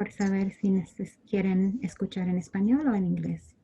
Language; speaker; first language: Spanish; non-native, learner; English